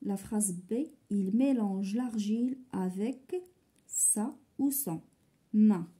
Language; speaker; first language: French; non-native, local second language; Arabic